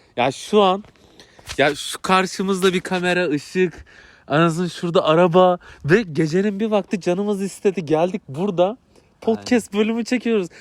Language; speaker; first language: Turkish; native; Turkish